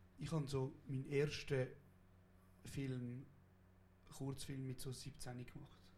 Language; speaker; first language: German; early bilingual, other home language; Kurdish